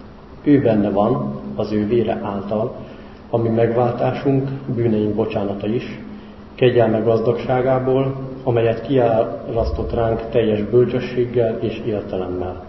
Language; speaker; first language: Hungarian; native; Hungarian